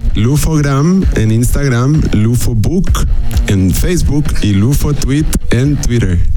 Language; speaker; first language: Spanish; native; Spanish